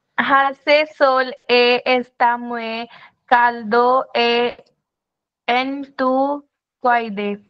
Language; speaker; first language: Spanish; non-native, learner; Marathi